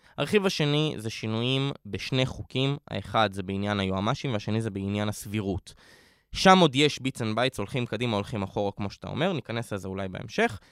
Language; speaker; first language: Hebrew; native; Hebrew